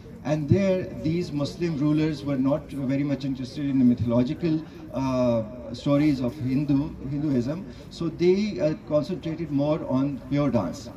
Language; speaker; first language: English; non-native, local second language; Pashto